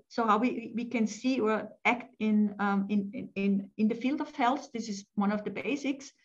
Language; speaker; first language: English; non-native, fluent; German